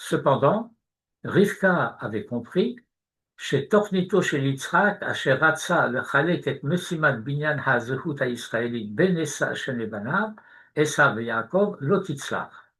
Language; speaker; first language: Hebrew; non-native, fluent; French